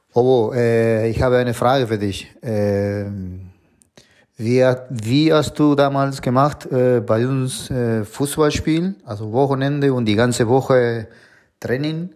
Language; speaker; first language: German; non-native, fluent; Spanish